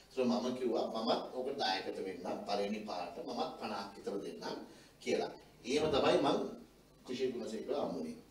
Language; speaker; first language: Sinhala; non-native, local second language; Tamil